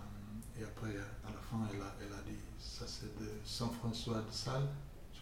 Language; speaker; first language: French; non-native, fluent; English